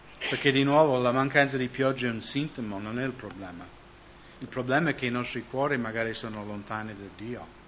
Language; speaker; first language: Italian; non-native, fluent; English